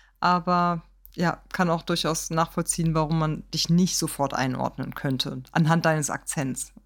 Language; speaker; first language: German; native; German